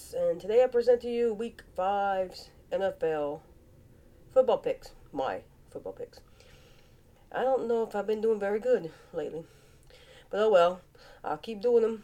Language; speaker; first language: English; native; English